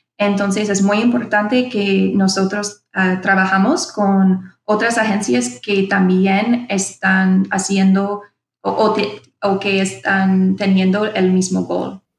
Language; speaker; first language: Spanish; non-native, fluent; English